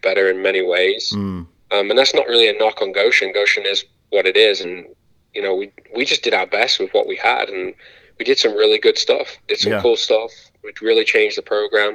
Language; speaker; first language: English; native; English